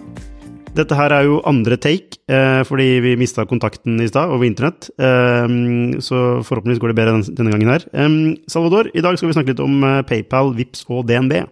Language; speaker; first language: Norwegian; native; Norwegian